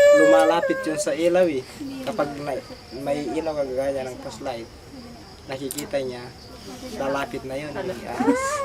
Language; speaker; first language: Filipino; non-native, local second language; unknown